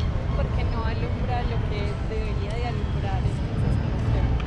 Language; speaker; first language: Spanish; native; Spanish